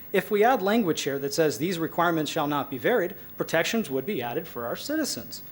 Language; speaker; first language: English; native; English